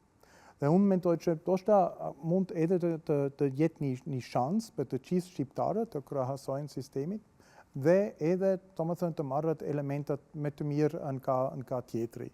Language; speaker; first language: Albanian; non-native, fluent; German